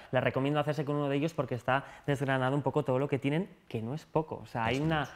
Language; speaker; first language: Spanish; native; Spanish